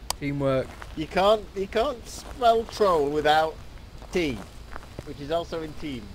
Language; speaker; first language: English; native; English